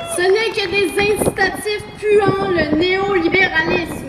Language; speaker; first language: French; native; French